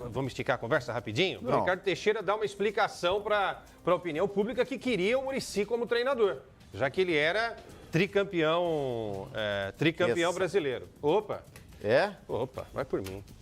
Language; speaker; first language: Portuguese; native; Portuguese